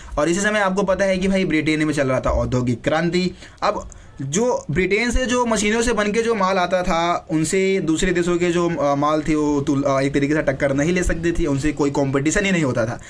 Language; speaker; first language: Hindi; native; Hindi